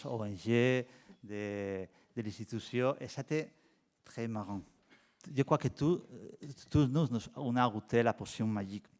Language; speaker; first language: French; non-native, learner; Spanish